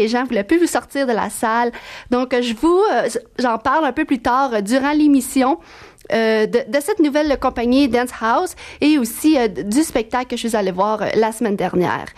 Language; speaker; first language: French; native; French